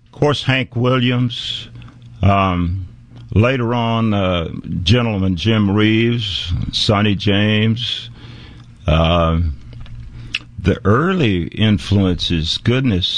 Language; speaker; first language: English; native; English